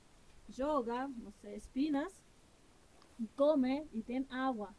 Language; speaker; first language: Portuguese; non-native, learner; Spanish